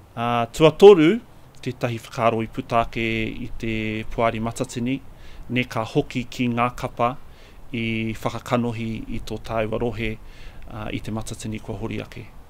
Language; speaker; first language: Māori; non-native, local second language; English